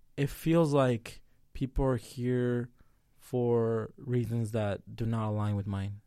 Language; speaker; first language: English; early bilingual, other home language; Spanish